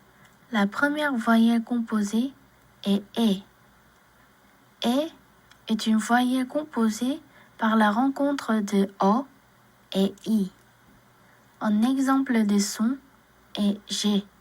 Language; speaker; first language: French; non-native, learner; Korean